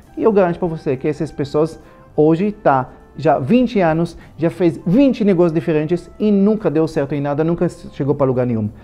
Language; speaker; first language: Portuguese; non-native, fluent; Hebrew